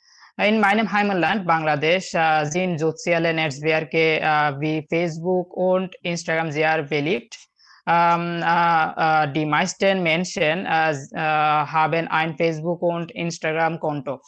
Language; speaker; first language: German; non-native, learner; Bangla